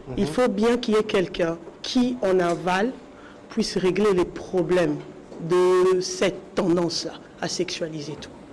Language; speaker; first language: French; non-native, local second language; Lingala